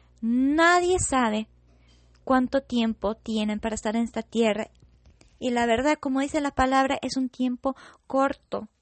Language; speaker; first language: Spanish; non-native, fluent; English